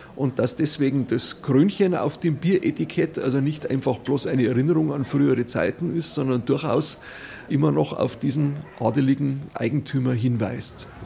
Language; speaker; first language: German; native; German